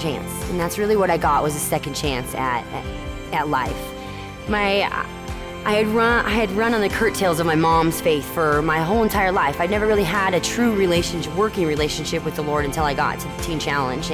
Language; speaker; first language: English; native; English